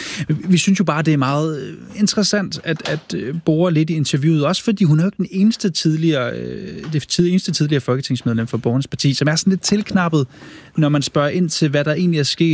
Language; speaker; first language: Danish; native; Danish